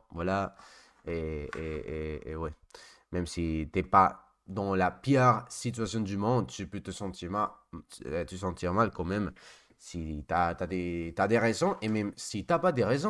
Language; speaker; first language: French; non-native, learner; Spanish